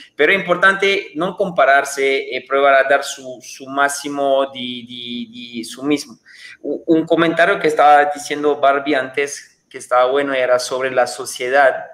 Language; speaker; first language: Spanish; non-native, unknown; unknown